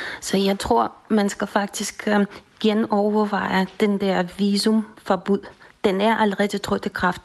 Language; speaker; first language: Danish; non-native, fluent; Russian